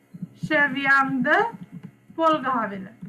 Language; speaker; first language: French; non-native, fluent; Sinhala